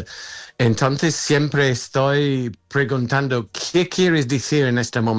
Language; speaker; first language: Spanish; non-native, fluent; English